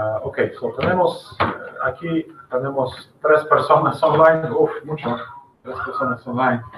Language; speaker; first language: Spanish; non-native, learner; English